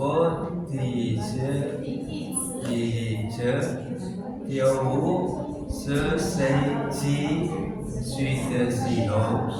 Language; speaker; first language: Chinese; non-native, learner; Indonesian